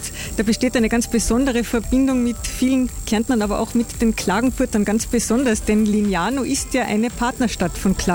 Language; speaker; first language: German; native; German